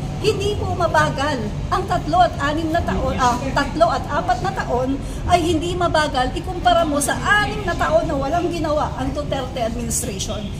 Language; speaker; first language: Filipino; non-native, local second language; Cebuano